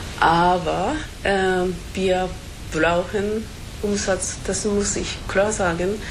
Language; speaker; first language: German; non-native, fluent; Japanese